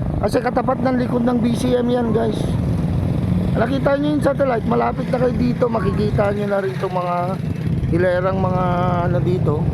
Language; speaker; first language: Filipino; non-native, local second language; Iloko